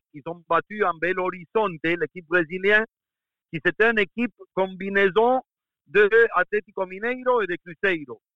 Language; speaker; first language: French; non-native, fluent; Spanish